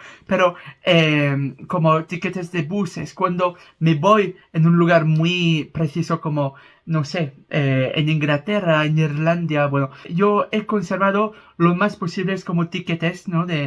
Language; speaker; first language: Spanish; non-native, fluent; French